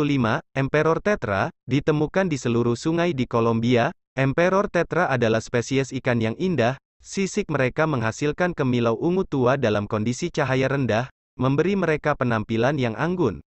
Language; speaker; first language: Indonesian; native; Indonesian